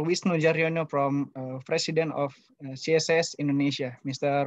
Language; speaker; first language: English; non-native, fluent; Indonesian